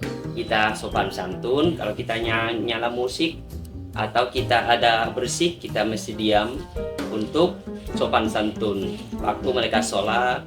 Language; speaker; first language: Indonesian; non-native, learner; Thai